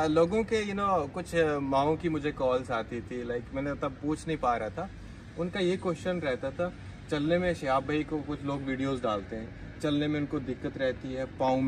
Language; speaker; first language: Hindi; native; Hindi